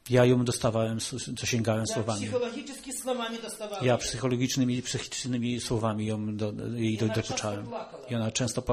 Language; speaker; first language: Polish; non-native, learner; Russian